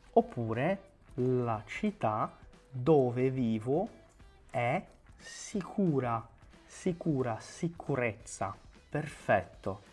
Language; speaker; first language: Italian; non-native, fluent; Portuguese